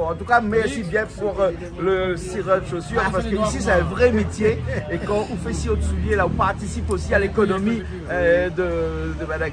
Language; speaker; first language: French; native; French